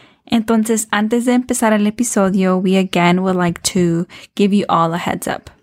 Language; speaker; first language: English; early bilingual, other home language; Spanish